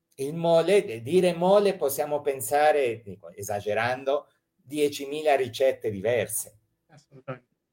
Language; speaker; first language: Italian; early bilingual, heritage; Italian